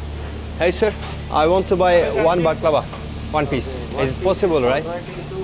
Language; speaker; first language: English; non-native, learner; Turkish